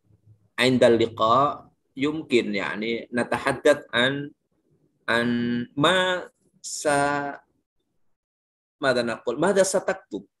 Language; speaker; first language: Arabic; non-native, fluent; Indonesian